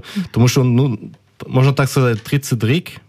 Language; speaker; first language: Ukrainian; non-native, learner; German